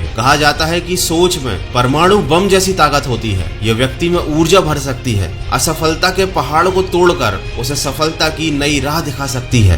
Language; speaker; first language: Hindi; native; Hindi